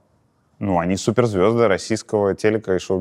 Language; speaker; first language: Russian; native; Russian